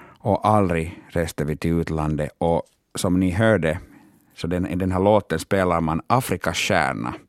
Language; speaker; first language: Swedish; non-native, local second language; Finnish